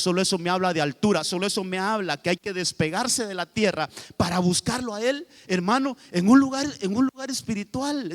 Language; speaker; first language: Spanish; native; Spanish